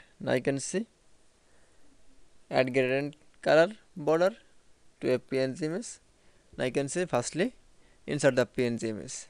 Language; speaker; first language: English; non-native, learner; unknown